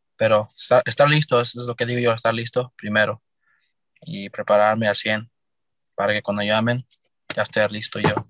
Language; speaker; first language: Spanish; early bilingual, heritage; Spanish